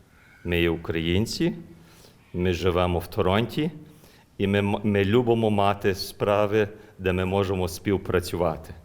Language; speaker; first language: Ukrainian; early bilingual, heritage; Ukrainian